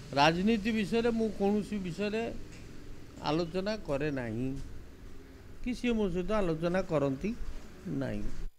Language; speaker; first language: Odia; native; Odia